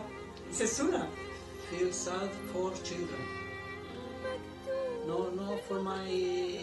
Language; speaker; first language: English; non-native, learner; Spanish